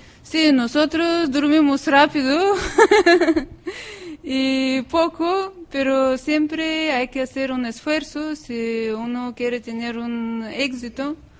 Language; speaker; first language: Spanish; non-native, fluent; Bulgarian